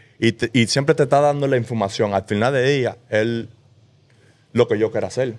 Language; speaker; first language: Spanish; early bilingual, heritage; Spanish